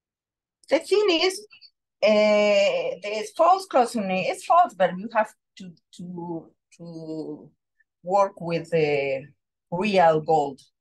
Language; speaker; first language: English; non-native, learner; Spanish